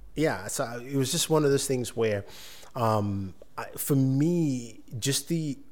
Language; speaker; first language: English; non-native, local second language; Yoruba